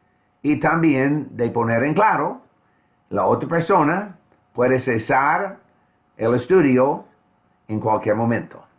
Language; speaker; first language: Spanish; non-native, fluent; English